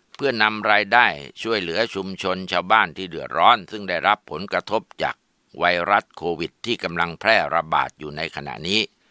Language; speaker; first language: Thai; native; Thai